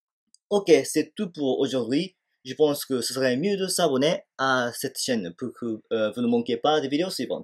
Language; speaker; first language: French; non-native, fluent; Japanese